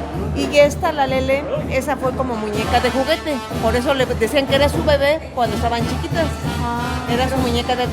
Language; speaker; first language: Spanish; native; Spanish